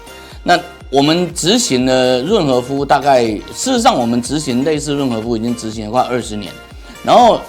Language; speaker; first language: Chinese; native; Chinese